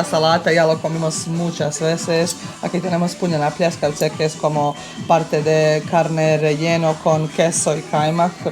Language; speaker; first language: Spanish; non-native, learner; Bosnian